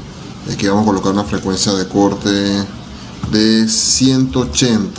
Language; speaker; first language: Spanish; native; Spanish